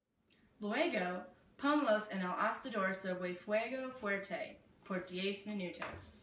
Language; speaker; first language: Spanish; non-native, learner; English